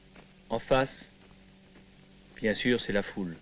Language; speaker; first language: French; native; French